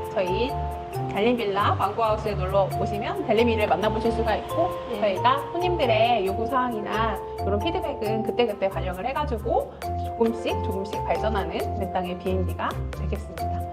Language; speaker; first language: Korean; native; Korean